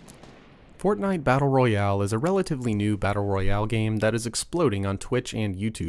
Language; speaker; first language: English; native; English